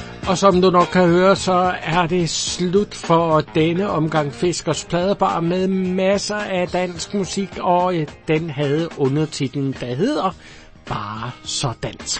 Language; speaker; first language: Danish; native; Danish